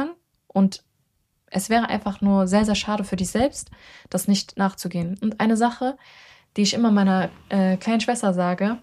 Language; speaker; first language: German; early bilingual, other home language; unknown